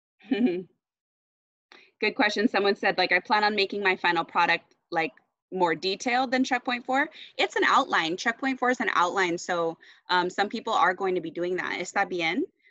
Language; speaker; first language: English; native; English